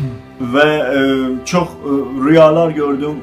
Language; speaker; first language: Turkish; non-native, learner; Azerbaijani